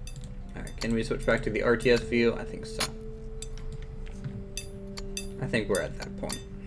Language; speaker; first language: English; native; English